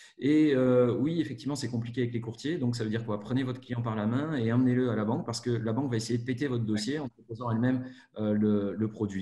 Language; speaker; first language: French; native; French